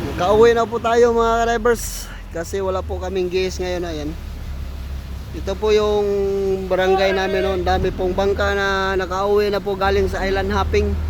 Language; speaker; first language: Filipino; non-native, local second language; Cebuano